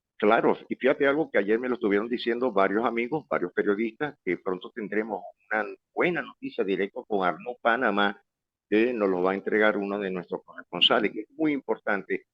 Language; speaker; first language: Spanish; native; Spanish